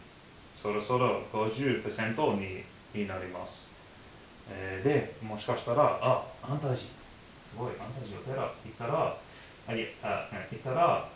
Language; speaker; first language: Japanese; non-native, learner; English